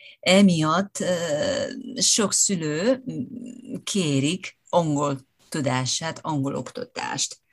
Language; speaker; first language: Hungarian; non-native, fluent; Japanese